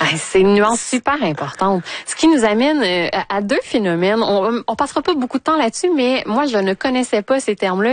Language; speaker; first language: French; native; French